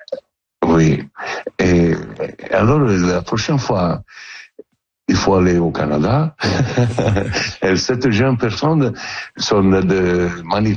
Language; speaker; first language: French; non-native, learner; Italian